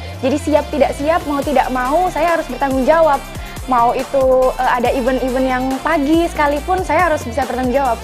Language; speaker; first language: Indonesian; native; Indonesian